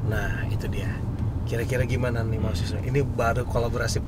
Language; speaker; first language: Indonesian; native; Indonesian